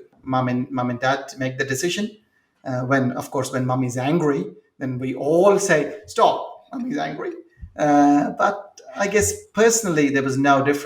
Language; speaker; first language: English; non-native, local second language; Telugu